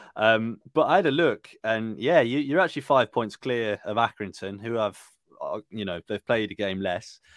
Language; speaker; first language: English; native; English